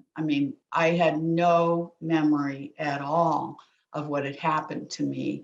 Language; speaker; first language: English; native; English